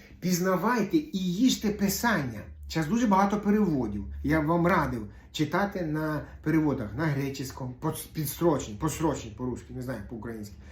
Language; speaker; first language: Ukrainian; non-native, local second language; Russian